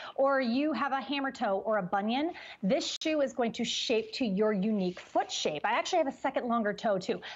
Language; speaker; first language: English; native; English